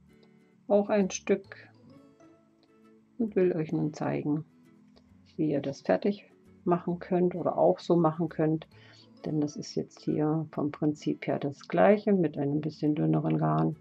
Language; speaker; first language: German; native; German